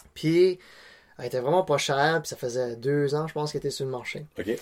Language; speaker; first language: French; non-native, local second language; Cantonese